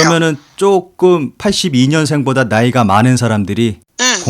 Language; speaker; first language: Korean; native; Korean